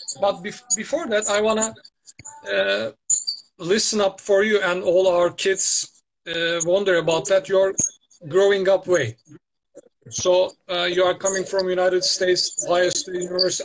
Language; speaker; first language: English; non-native, learner; Turkish